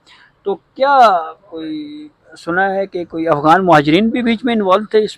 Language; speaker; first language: Urdu; non-native, local second language; Punjabi